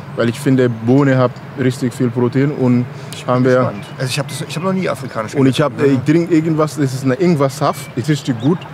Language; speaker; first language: German; non-native, learner; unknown